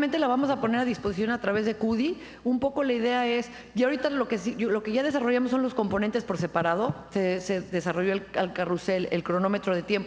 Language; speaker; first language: Spanish; native; Spanish